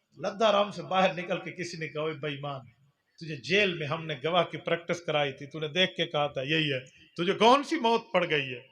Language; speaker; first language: Urdu; non-native, local second language; Punjabi